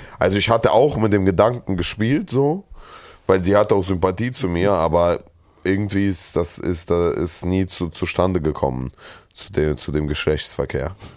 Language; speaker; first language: German; early bilingual, other home language; Russian